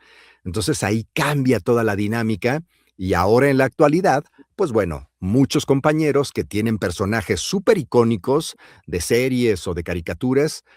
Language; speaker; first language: Spanish; native; Spanish